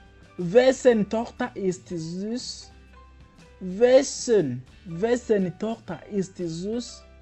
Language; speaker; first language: German; non-native, fluent; Kinyarwanda